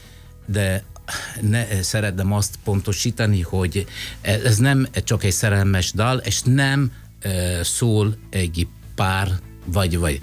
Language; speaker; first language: Hungarian; non-native, fluent; Italian